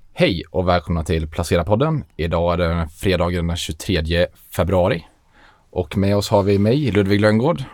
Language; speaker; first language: Swedish; native; Swedish